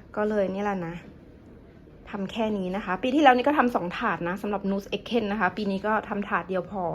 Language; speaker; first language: Thai; native; Thai